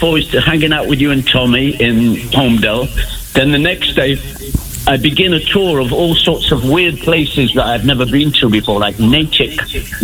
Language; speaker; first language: English; native; English